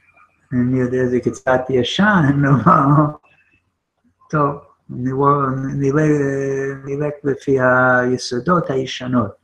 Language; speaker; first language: Hebrew; non-native, fluent; English